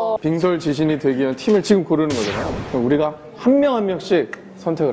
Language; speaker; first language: Korean; native; Korean